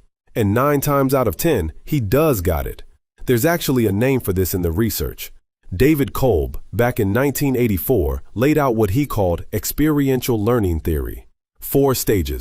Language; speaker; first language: English; native; English